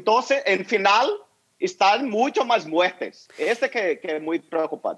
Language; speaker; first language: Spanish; non-native, learner; Portuguese